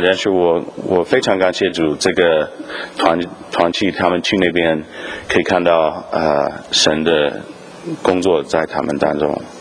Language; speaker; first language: Chinese; non-native, fluent; English